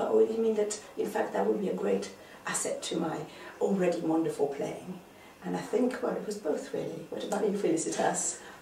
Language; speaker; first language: English; non-native, fluent; Hungarian